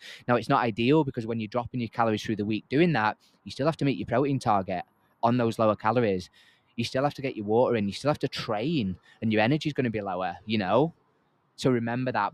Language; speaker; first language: English; native; English